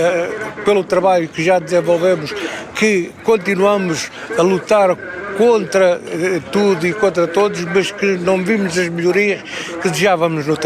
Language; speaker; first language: Portuguese; native; Portuguese